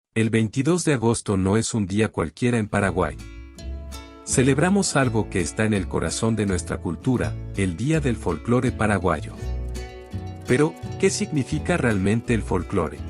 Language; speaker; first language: Spanish; native; Spanish